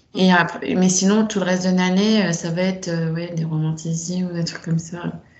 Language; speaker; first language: French; native; French